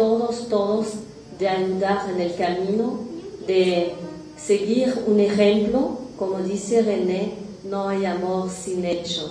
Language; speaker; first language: Spanish; non-native, fluent; French